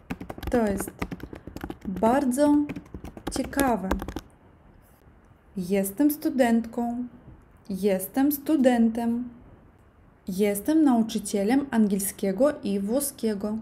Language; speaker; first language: Polish; non-native, learner; Russian